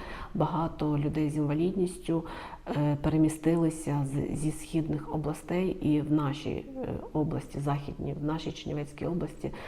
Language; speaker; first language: Ukrainian; native; Ukrainian